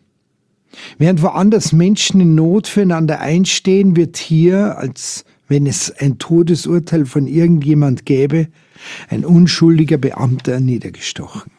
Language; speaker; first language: German; native; German